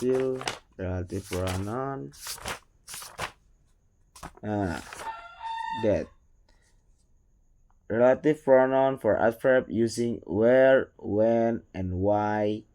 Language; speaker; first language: English; non-native, learner; Indonesian